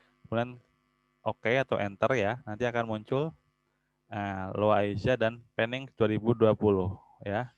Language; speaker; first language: Indonesian; native; Indonesian